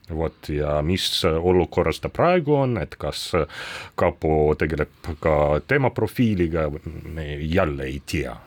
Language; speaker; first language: Estonian; non-native, local second language; Russian